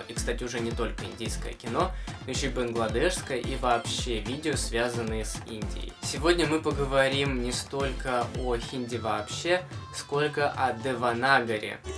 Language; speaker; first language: Russian; native; Russian